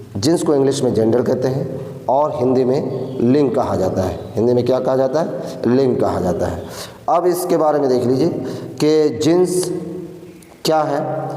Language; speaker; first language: Urdu; native; Urdu